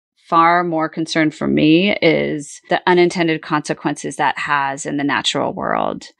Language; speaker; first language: English; native; English